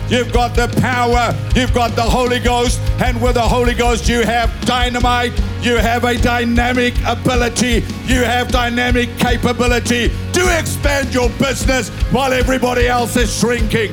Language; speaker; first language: English; non-native, local second language; Afrikaans